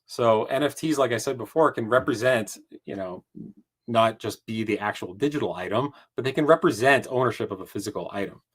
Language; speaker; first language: English; native; English